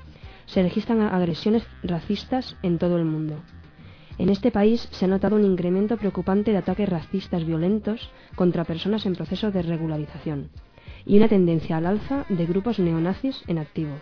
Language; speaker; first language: Spanish; native; Spanish